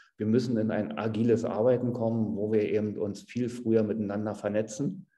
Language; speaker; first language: German; native; German